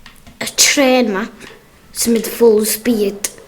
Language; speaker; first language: Welsh; native; Welsh